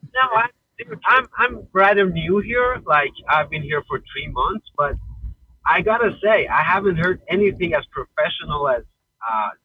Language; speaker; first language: English; non-native, fluent; Persian